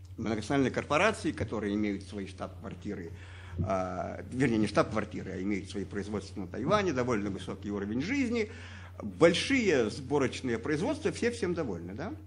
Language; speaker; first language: Russian; native; Russian